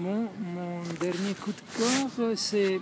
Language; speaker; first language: French; non-native, fluent; Italian